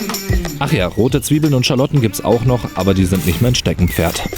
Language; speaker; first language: German; native; German